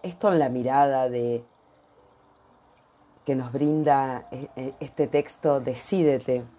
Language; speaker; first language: Spanish; native; Spanish